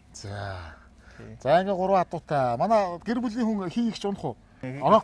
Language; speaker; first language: Mongolian; native; Mongolian